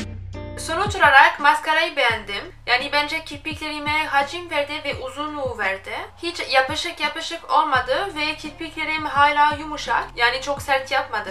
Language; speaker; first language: Turkish; non-native, fluent; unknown